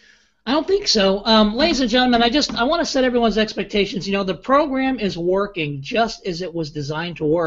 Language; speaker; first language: English; native; English